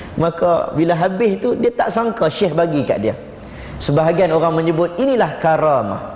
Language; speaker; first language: Malay; native; Malay